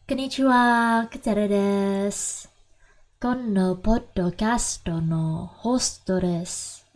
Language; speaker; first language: Japanese; non-native, learner; English